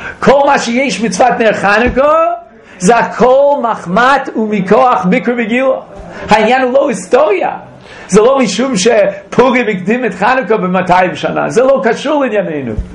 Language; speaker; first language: Hebrew; non-native, fluent; English